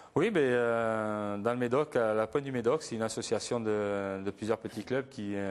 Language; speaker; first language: French; native; French